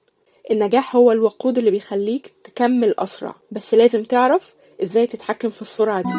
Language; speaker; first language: Arabic; native; Arabic